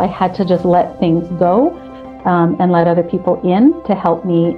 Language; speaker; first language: English; native; English